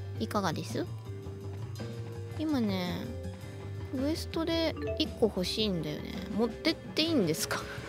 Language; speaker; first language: Japanese; native; Japanese